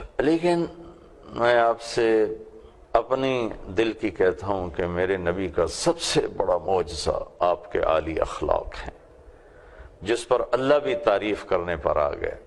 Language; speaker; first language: Urdu; non-native, local second language; Punjabi